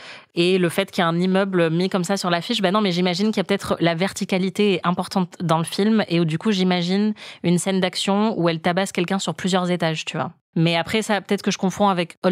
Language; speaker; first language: French; native; French